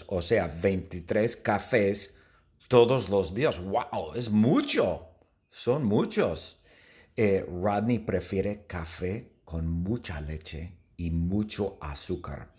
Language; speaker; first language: Spanish; non-native, fluent; English